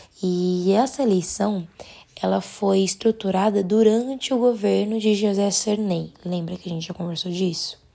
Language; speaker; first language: Portuguese; native; Portuguese